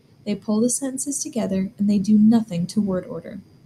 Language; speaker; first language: English; native; English